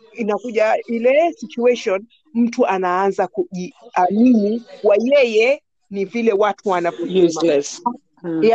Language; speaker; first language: Swahili; native; Swahili